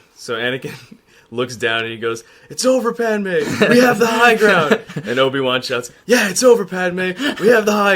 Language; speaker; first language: English; native; English